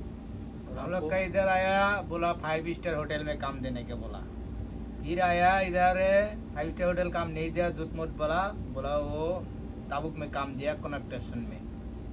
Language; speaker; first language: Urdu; non-native, learner; Bangla